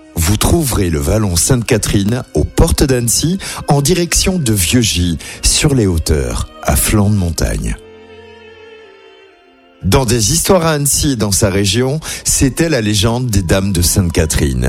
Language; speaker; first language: French; native; French